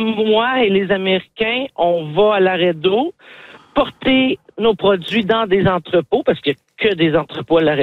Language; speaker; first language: French; native; French